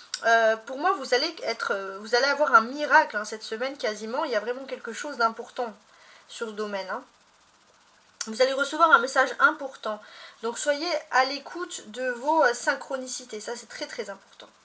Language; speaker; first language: French; native; French